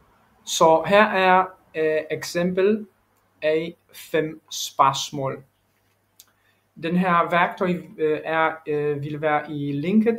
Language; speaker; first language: Danish; non-native, learner; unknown